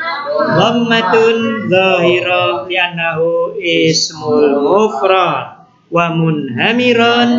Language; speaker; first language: Arabic; non-native, fluent; Indonesian